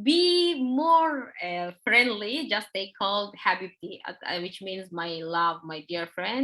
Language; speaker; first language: English; non-native, learner; Persian